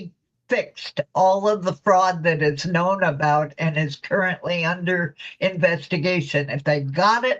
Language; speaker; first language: English; native; English